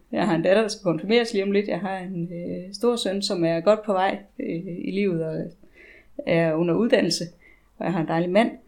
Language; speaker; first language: Danish; native; Danish